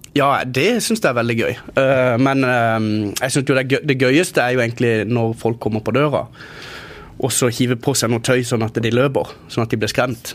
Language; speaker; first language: Norwegian; native; Norwegian